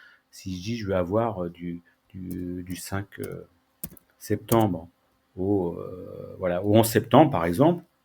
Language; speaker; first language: French; native; French